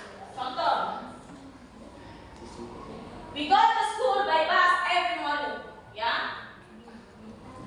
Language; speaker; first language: English; non-native, learner; Indonesian